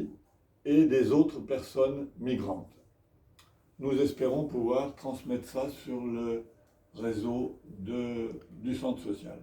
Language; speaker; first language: French; native; French